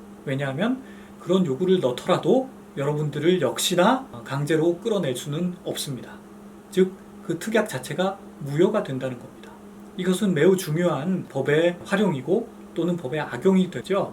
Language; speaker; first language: Korean; native; Korean